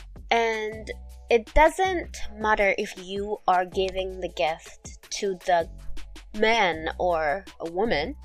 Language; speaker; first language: English; non-native, fluent; Japanese